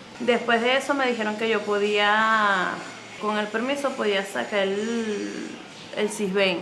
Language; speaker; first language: Spanish; native; Spanish